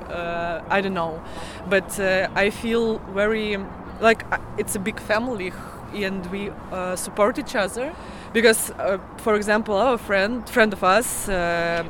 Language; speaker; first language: English; non-native, learner; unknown